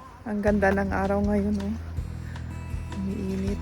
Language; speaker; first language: Filipino; native; Filipino